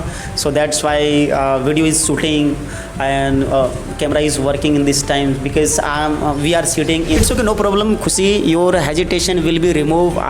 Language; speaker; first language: English; non-native, local second language; Hindi